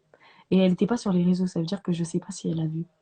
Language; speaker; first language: French; native; French